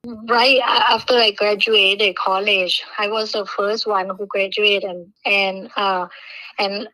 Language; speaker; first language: English; non-native, learner; Thai